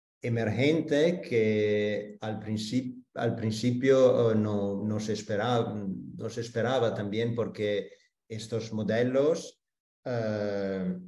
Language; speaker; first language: Spanish; non-native, fluent; Italian